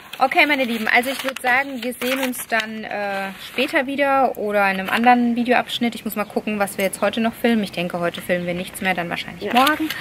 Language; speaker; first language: German; non-native, fluent; Italian